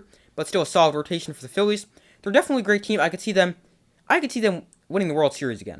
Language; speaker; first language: English; native; English